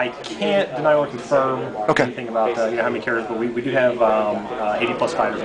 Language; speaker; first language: English; native; English